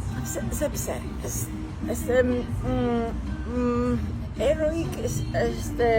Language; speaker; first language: Albanian; non-native, learner; Italian